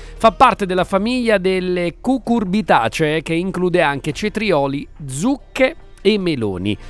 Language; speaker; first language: Italian; native; Italian